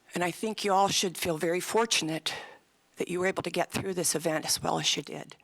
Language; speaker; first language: English; native; English